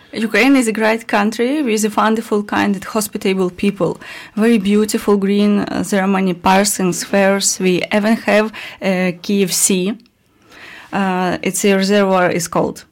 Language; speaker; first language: English; non-native, learner; Russian